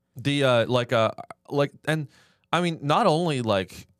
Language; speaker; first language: English; native; English